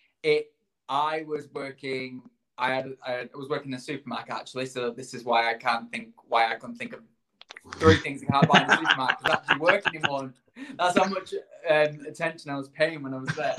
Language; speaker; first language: English; native; English